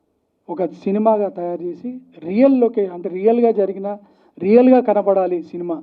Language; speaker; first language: Telugu; native; Telugu